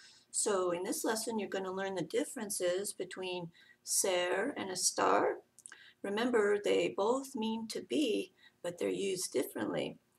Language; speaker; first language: English; native; English